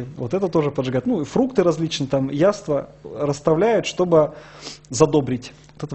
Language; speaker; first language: Russian; native; Russian